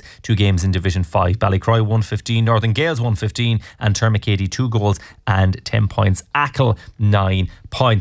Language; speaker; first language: English; native; English